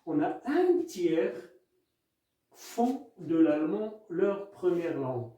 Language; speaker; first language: French; non-native, local second language; Arabic